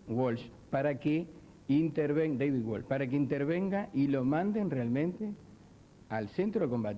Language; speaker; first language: Spanish; native; Spanish